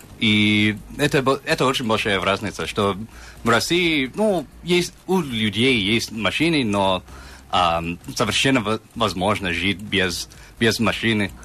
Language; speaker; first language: Russian; non-native, fluent; English